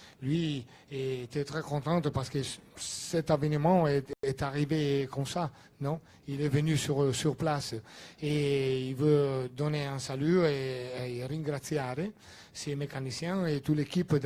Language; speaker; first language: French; non-native, learner; Italian